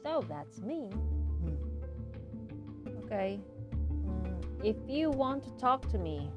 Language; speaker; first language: English; non-native, learner; Indonesian